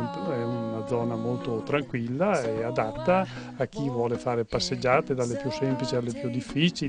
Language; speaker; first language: Italian; native; Italian